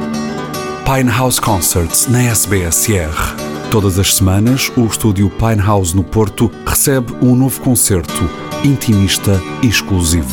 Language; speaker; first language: Portuguese; native; Portuguese